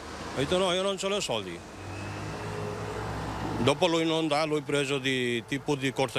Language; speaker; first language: Italian; non-native, learner; Bangla